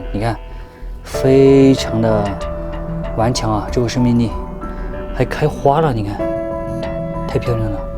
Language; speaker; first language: Chinese; native; Chinese